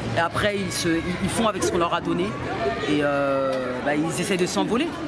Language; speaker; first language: French; early bilingual, other home language; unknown